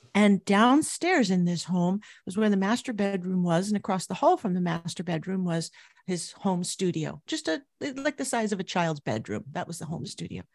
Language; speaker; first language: English; native; English